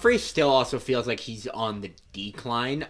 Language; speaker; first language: English; native; English